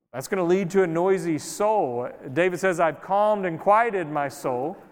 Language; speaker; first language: English; native; English